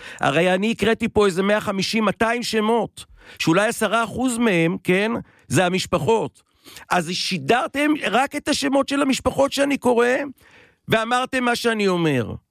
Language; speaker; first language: Hebrew; native; Hebrew